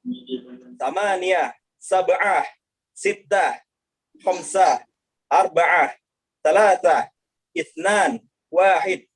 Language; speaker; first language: Arabic; non-native, learner; Indonesian